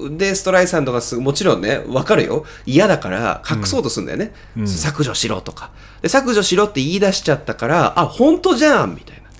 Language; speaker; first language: Japanese; early bilingual, heritage; Japanese